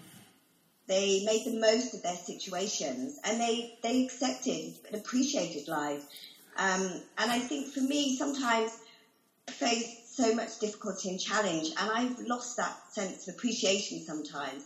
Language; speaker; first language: English; native; English